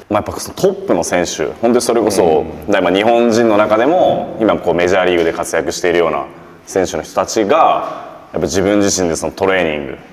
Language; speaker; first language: Japanese; native; Japanese